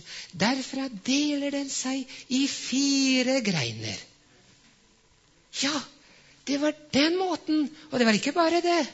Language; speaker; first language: Norwegian; non-native, fluent; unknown